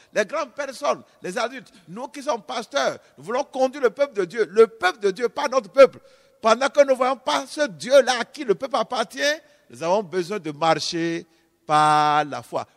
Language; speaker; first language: French; non-native, local second language; Fon